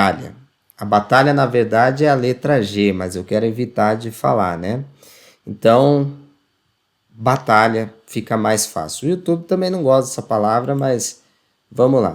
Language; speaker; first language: Portuguese; native; Portuguese